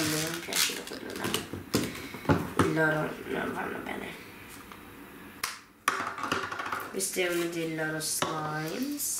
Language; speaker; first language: Italian; early bilingual, heritage; Italian